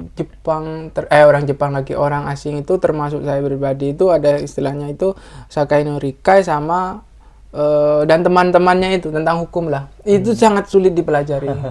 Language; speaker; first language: Indonesian; non-native, local second language; Madurese